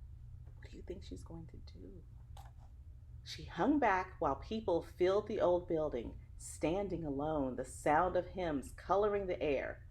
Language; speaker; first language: English; native; English